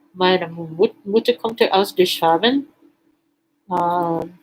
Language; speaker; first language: German; early bilingual, heritage; German